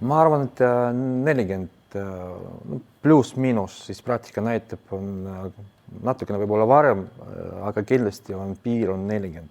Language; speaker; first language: Estonian; non-native, local second language; Russian